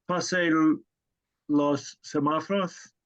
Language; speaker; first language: Spanish; non-native, learner; English